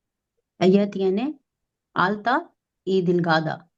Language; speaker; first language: Spanish; non-native, learner; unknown